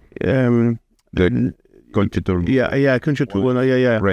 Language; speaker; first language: English; non-native, fluent; Spanish